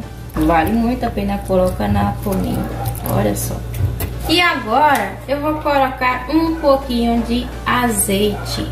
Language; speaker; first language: Portuguese; non-native, fluent; Haitian Creole